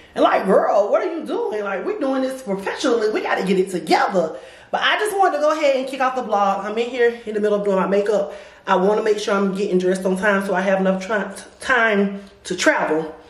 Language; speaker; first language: English; native; English